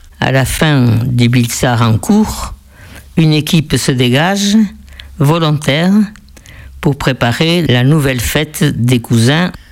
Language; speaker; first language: French; early bilingual, other home language; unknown